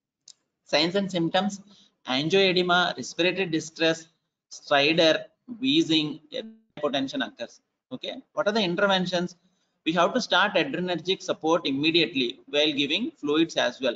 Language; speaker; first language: English; non-native, local second language; Telugu